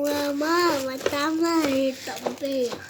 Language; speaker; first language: Arabic; native; Arabic